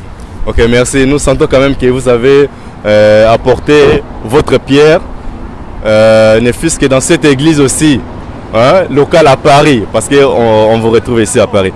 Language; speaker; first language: French; non-native, local second language; Lingala